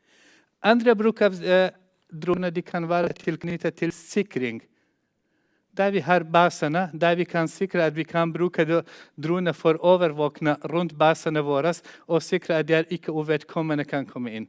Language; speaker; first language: Norwegian; non-native, fluent; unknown